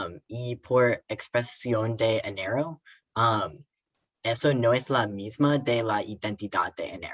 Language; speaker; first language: Spanish; non-native, learner; English